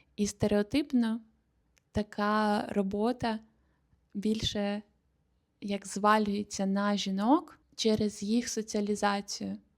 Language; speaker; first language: Ukrainian; native; Ukrainian